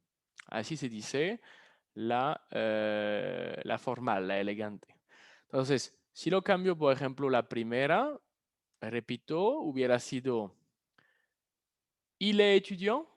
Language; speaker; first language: Spanish; non-native, fluent; French